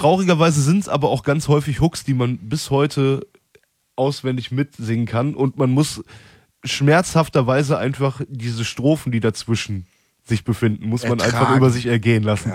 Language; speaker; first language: German; native; German